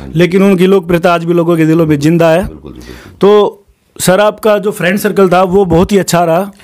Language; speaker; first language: Hindi; native; Hindi